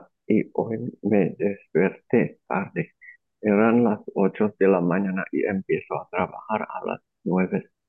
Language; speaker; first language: Spanish; non-native, learner; Chinese